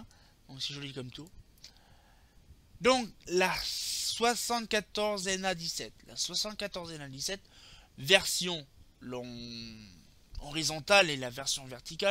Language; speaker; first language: French; native; French